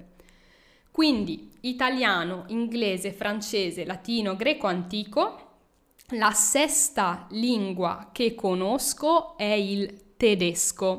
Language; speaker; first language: Italian; native; Italian